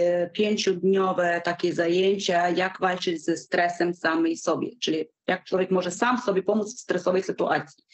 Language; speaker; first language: Polish; non-native, fluent; Ukrainian